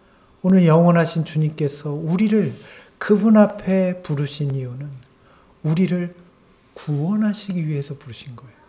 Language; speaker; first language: Korean; native; Korean